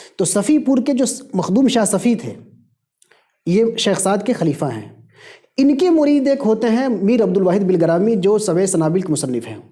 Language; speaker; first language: Urdu; native; Urdu